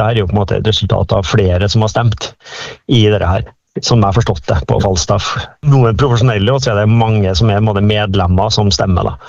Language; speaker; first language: Norwegian; native; Norwegian